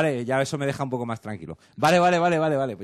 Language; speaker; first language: Spanish; native; Spanish